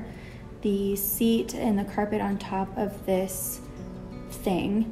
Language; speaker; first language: English; native; English